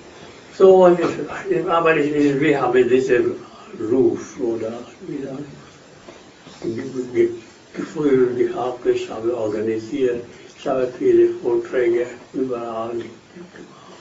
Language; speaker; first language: German; non-native, fluent; Hindi